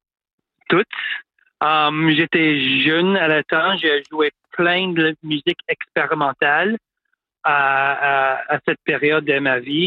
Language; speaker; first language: French; non-native, local second language; English